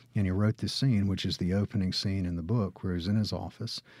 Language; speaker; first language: English; native; English